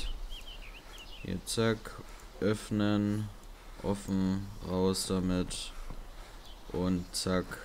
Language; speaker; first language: German; native; German